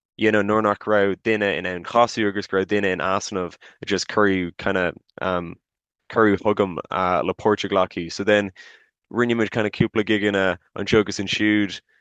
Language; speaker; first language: Irish; non-native, local second language; English